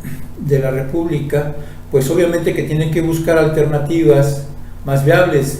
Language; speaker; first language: Spanish; native; Spanish